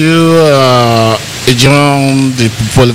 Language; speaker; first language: French; non-native, learner; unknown